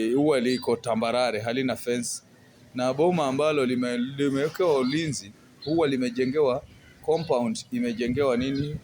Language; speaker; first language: Swahili; non-native, local second language; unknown